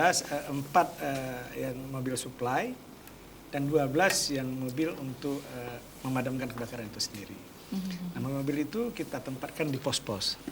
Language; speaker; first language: Malay; native; Malay